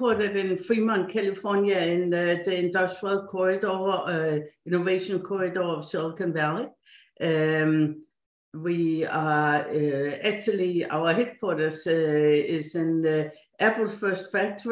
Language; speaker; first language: English; non-native, fluent; Danish